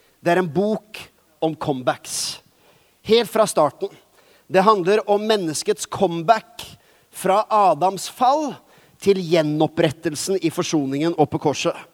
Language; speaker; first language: Norwegian; native; Norwegian